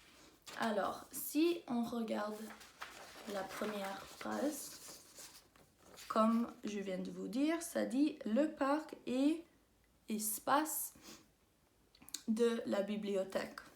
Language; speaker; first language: French; non-native, local second language; English